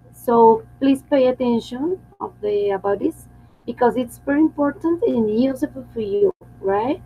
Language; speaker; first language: English; non-native, fluent; Spanish